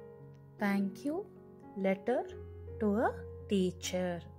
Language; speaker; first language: English; non-native, local second language; Kannada